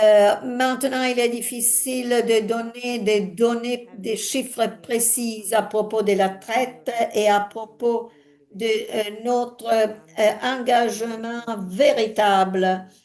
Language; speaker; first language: French; non-native, fluent; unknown